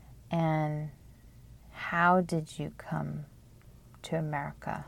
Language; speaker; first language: English; early bilingual, other home language; Korean